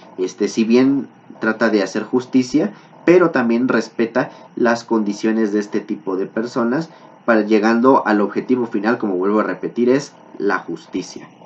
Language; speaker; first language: Spanish; native; Spanish